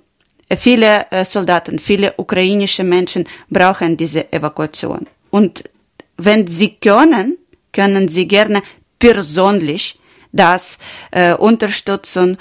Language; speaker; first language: German; non-native, learner; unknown